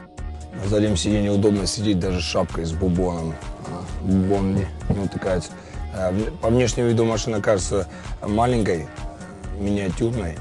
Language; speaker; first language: Russian; native; Russian